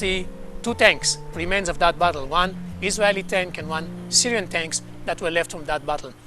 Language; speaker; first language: English; non-native, fluent; Hebrew